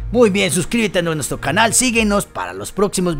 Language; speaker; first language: Spanish; native; Spanish